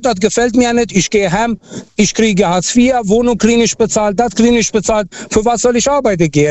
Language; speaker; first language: German; non-native, fluent; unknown